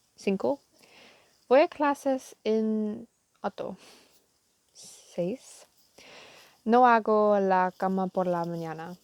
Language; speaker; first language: Spanish; non-native, learner; English